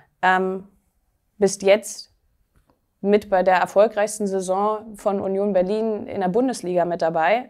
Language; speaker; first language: German; native; German